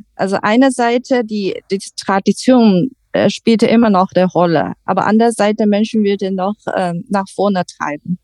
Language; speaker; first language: German; non-native, learner; Chinese